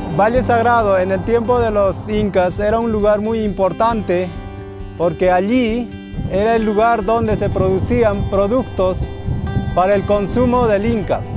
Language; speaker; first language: Spanish; non-native, local second language; Quechua